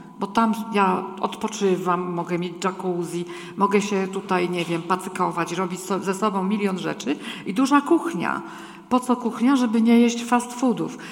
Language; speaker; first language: Polish; native; Polish